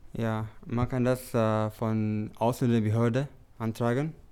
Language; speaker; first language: German; non-native, learner; Tigrinya